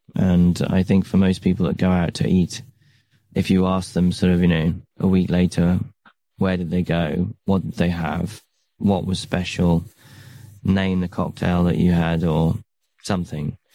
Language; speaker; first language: English; native; English